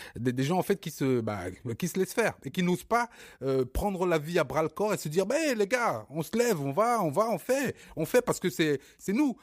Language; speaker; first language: French; early bilingual, other home language; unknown